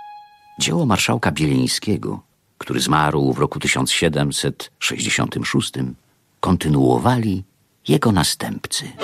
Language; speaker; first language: Polish; native; Polish